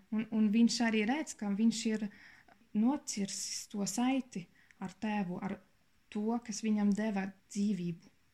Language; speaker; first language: Latvian; non-native, learner; German